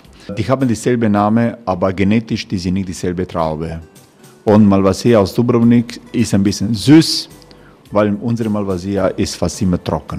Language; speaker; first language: German; non-native, fluent; Croatian